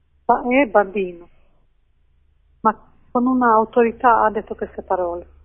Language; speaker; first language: Italian; non-native, fluent; Croatian